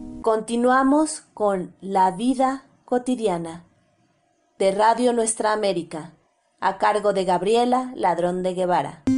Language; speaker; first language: Spanish; native; Spanish